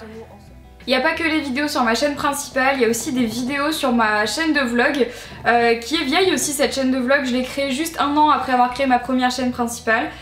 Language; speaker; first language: French; native; French